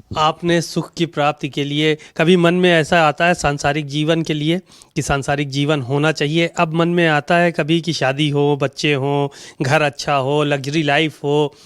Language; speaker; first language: Hindi; native; Hindi